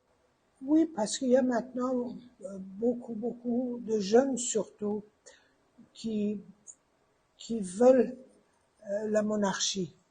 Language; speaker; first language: French; non-native, fluent; Persian